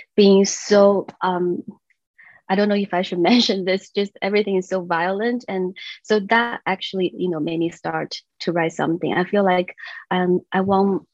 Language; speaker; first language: English; non-native, fluent; Chinese